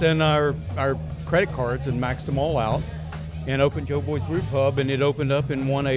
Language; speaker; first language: English; native; English